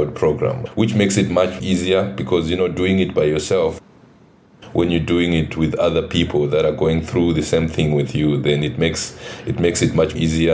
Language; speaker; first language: English; non-native, local second language; Shona